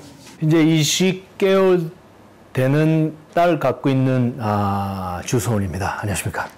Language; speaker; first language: Korean; non-native, learner; Japanese